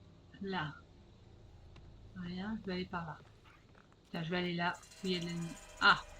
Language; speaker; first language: French; native; French